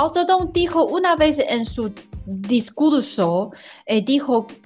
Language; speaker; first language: Spanish; non-native, learner; Chinese